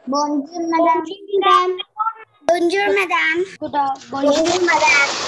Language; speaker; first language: French; non-native, learner; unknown